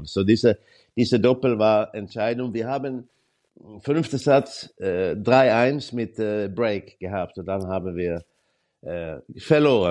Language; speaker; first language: German; non-native, learner; Swedish